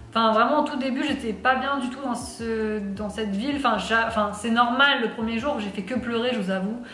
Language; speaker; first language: French; native; French